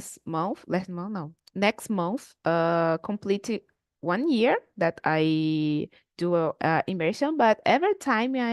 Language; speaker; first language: English; non-native, learner; Portuguese